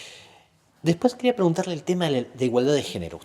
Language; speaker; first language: Spanish; native; Spanish